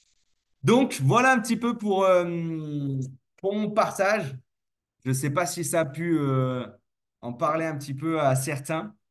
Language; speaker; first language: French; native; French